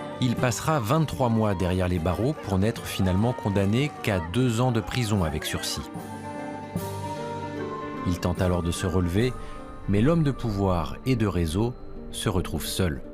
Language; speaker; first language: French; native; French